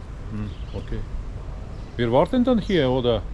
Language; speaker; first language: German; non-native, learner; Latvian